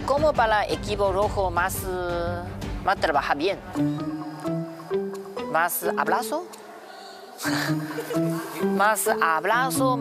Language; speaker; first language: Spanish; non-native, learner; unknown